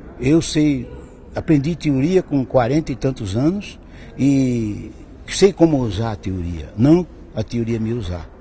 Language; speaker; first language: Portuguese; native; Portuguese